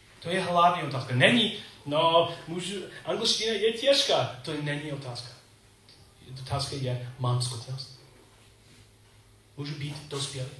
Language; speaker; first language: Czech; non-native, learner; English